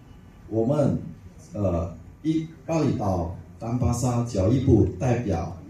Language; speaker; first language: Chinese; non-native, fluent; Indonesian